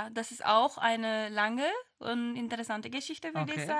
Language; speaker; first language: German; non-native, fluent; Turkish